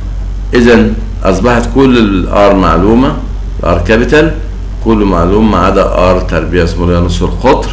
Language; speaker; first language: Arabic; native; Arabic